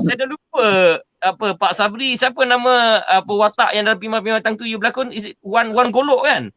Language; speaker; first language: Malay; native; Malay